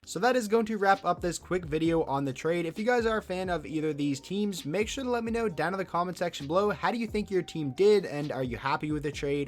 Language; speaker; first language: English; native; English